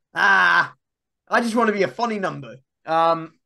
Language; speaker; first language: English; native; English